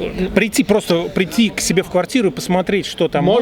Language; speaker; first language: Russian; native; Russian